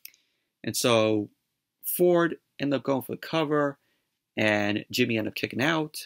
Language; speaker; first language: English; native; English